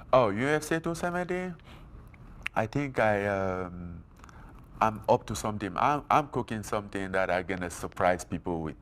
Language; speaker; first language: English; non-native, fluent; French